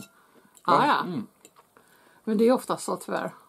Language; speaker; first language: Swedish; native; Swedish